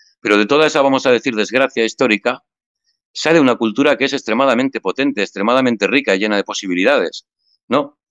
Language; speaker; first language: Spanish; native; Spanish